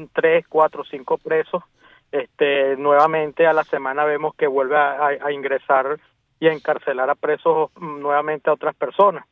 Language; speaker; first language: Spanish; native; Spanish